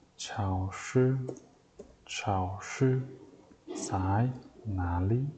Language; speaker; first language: Chinese; non-native, learner; Mongolian